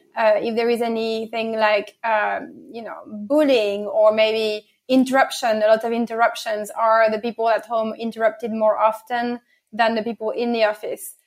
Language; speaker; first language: English; non-native, fluent; French